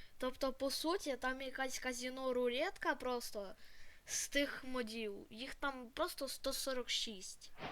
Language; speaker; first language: Ukrainian; native; Ukrainian